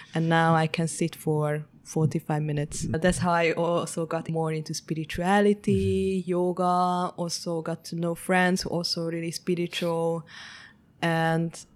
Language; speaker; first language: English; early bilingual, heritage; Hungarian